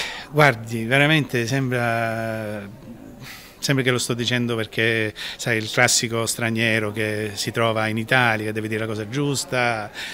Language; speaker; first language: Italian; non-native, fluent; Sicilian